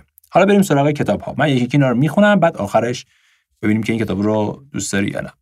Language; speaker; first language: Persian; native; Persian